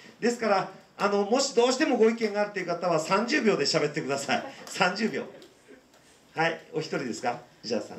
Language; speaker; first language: Japanese; native; Japanese